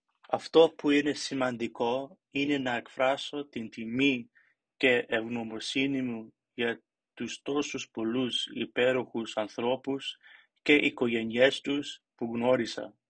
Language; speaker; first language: Greek; early bilingual, other home language; English